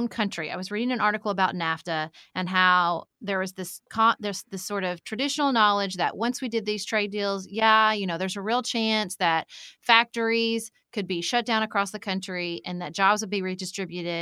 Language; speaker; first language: English; native; English